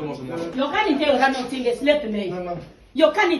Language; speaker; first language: Swedish; non-native, learner; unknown